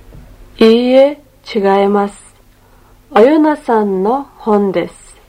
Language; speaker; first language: Japanese; non-native, learner; Mongolian